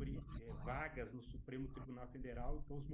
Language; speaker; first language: Portuguese; native; Portuguese